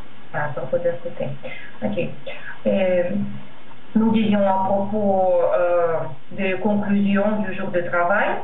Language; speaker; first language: French; non-native, learner; Russian